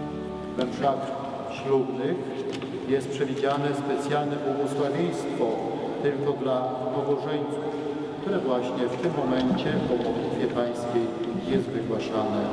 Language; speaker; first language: Polish; native; Polish